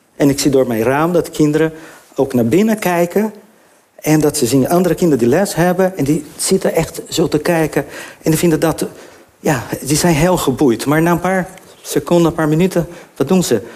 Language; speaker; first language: Dutch; non-native, fluent; Portuguese